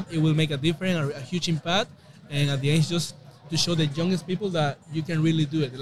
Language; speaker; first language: English; non-native, fluent; Spanish